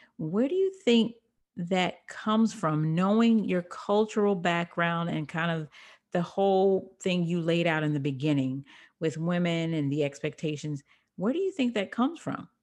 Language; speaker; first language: English; native; English